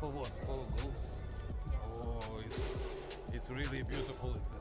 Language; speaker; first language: English; non-native, learner; Russian